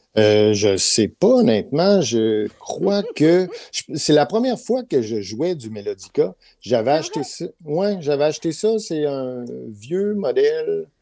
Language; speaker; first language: French; native; French